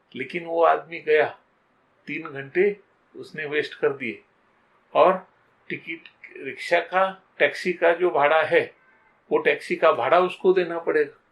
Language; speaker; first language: Hindi; non-native, local second language; Marathi